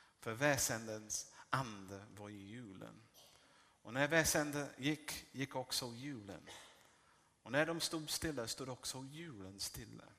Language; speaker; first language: Swedish; non-native, fluent; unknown